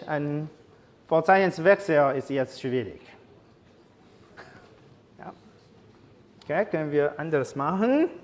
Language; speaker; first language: German; non-native, learner; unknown